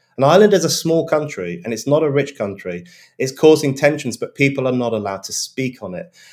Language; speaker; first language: English; native; English